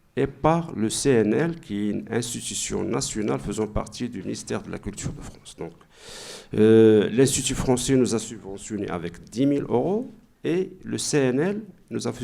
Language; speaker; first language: French; non-native, local second language; Arabic